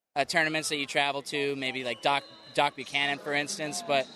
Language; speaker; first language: English; native; English